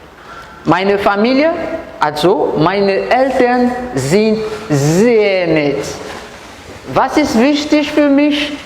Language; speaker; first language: German; non-native, learner; French